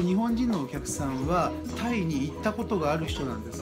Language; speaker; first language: Japanese; native; Japanese